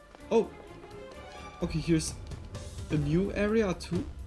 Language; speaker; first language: English; non-native, fluent; Swiss German